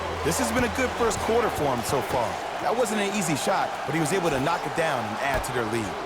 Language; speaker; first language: English; native; English